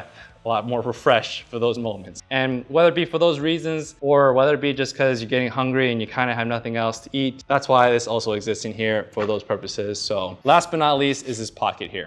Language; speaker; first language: English; native; English